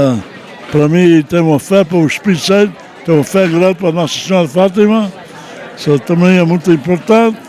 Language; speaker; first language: Portuguese; early bilingual, heritage; Portuguese